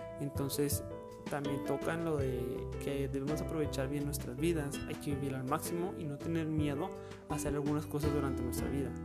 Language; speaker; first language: Spanish; native; Spanish